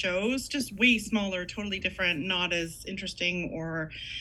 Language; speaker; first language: English; native; English